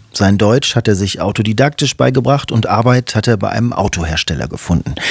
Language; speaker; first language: German; native; German